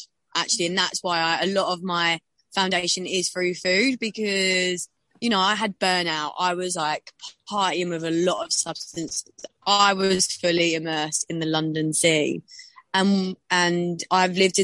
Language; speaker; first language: English; native; English